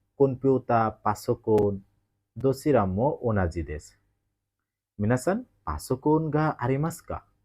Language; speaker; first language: Japanese; non-native, learner; Bangla